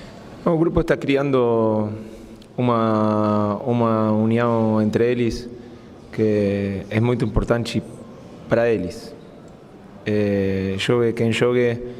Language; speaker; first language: Portuguese; non-native, fluent; Spanish